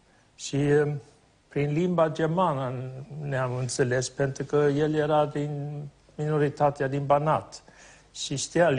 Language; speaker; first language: Romanian; non-native, fluent; Swedish